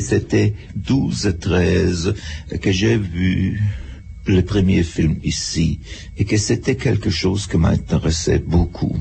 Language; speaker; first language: French; non-native, fluent; German